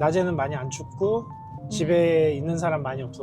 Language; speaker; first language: Korean; native; Korean